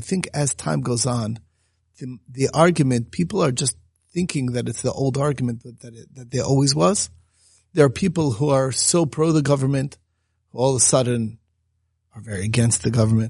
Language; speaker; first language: English; native; English